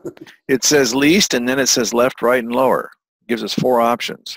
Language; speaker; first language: English; native; English